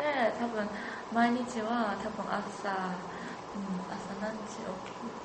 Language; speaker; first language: Japanese; non-native, learner; Chinese